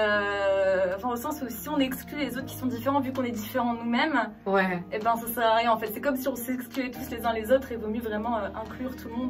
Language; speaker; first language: French; native; French